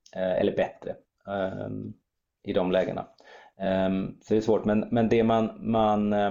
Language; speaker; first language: Swedish; early bilingual, other home language; German